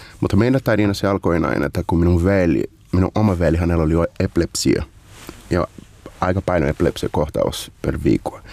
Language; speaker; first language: Finnish; non-native, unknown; Portuguese